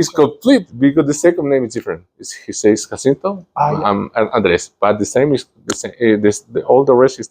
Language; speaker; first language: English; non-native, learner; Spanish